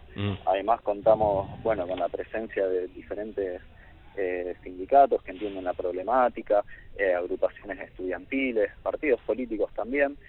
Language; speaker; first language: Spanish; native; Spanish